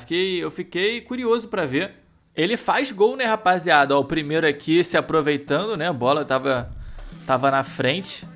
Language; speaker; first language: Portuguese; native; Portuguese